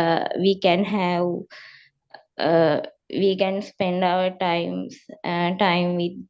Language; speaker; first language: English; non-native, learner; Sinhala